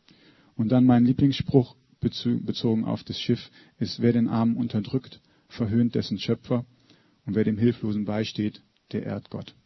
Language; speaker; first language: German; native; German